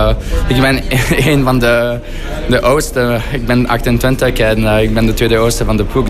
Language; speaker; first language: Dutch; non-native, fluent; French